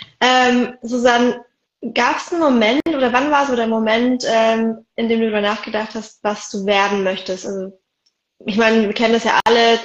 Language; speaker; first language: German; early bilingual, other home language; Arabic